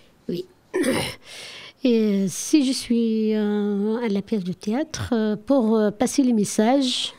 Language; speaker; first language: French; non-native, learner; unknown